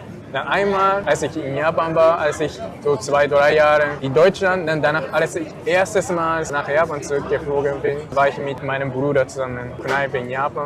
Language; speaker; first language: German; non-native, learner; Japanese